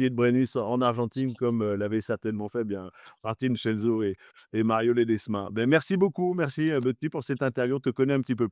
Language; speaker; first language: French; native; French